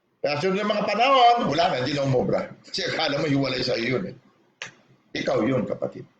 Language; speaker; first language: Filipino; non-native, local second language; Hiligaynon